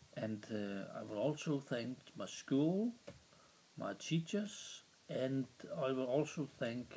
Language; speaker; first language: English; non-native, learner; Danish